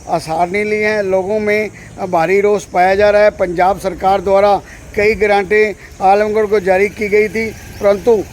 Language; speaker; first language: Hindi; non-native, local second language; Punjabi